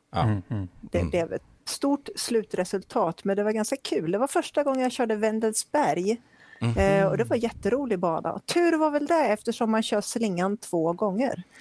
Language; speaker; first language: Swedish; native; Swedish